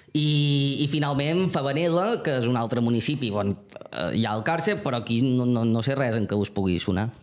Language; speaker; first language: Catalan; native; Catalan